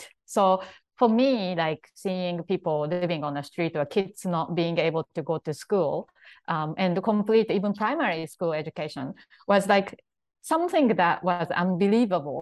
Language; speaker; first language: English; non-native, fluent; Japanese